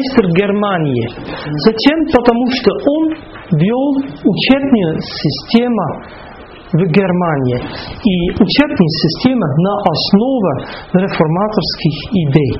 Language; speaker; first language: Russian; non-native, fluent; Dutch